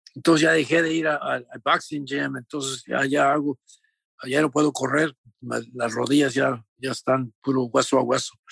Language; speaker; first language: Spanish; native; Spanish